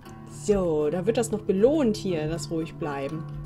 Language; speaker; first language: German; native; German